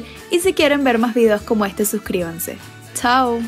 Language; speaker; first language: Spanish; native; Spanish